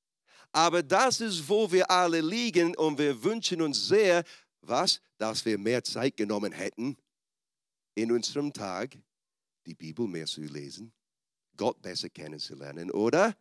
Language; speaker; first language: German; non-native, fluent; English